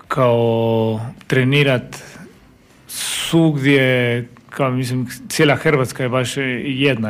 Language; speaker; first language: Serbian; non-native, learner; Spanish